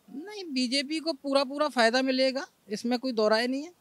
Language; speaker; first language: Hindi; native; Hindi